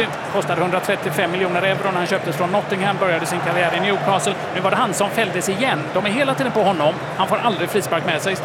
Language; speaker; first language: Swedish; native; Swedish